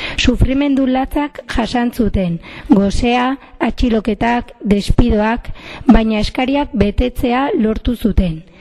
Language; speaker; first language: Basque; non-native, local second language; Spanish